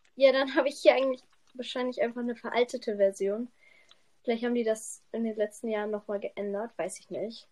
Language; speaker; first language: German; native; German